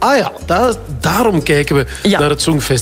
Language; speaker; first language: Dutch; native; Dutch